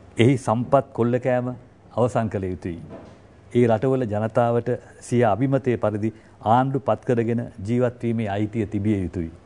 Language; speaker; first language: Sinhala; non-native, local second language; Tamil